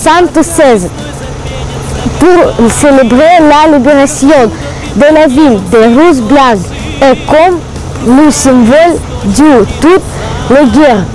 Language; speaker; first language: French; non-native, learner; Russian